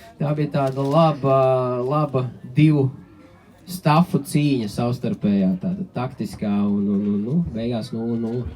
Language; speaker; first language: Latvian; native; Latvian